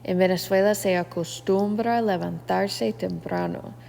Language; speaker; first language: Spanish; non-native, fluent; English